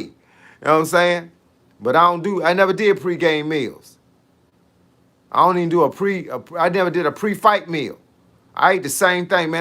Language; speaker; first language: English; native; English